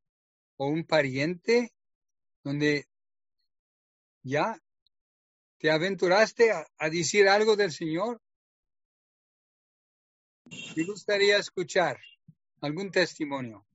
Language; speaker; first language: Spanish; non-native, fluent; English